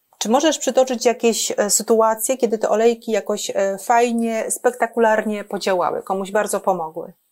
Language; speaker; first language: Polish; native; Polish